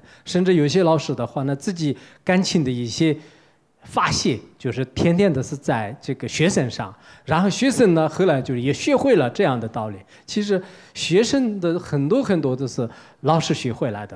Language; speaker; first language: Chinese; non-native, local second language; Tibetan